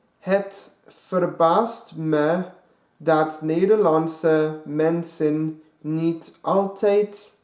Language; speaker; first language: Dutch; non-native, learner; English